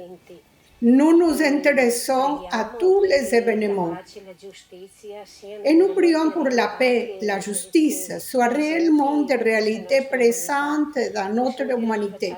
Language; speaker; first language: French; non-native, fluent; Italian